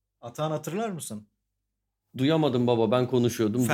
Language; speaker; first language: Turkish; native; Turkish